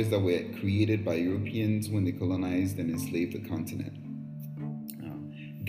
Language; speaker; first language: English; non-native, local second language; Akan